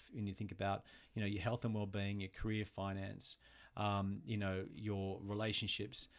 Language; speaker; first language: English; native; English